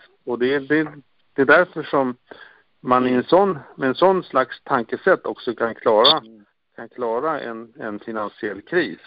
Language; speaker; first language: Swedish; native; Swedish